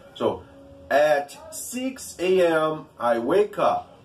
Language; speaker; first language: English; non-native, fluent; Portuguese